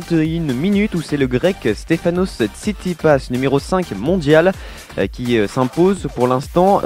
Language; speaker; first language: French; native; French